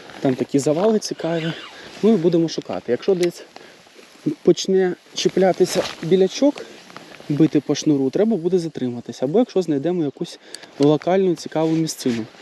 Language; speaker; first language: Ukrainian; native; Ukrainian